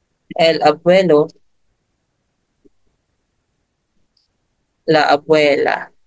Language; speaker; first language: Spanish; non-native, learner; Filipino